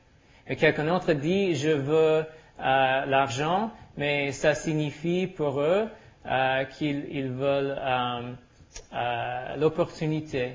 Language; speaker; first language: French; non-native, learner; English